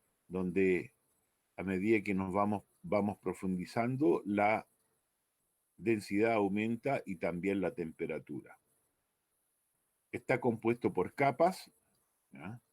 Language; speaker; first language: Spanish; native; Spanish